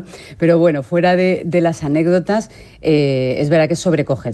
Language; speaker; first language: Spanish; native; Spanish